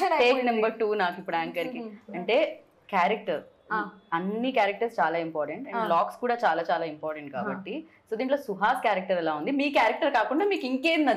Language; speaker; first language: Telugu; native; Telugu